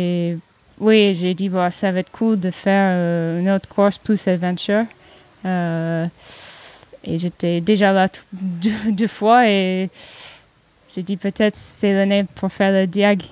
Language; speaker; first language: French; non-native, learner; English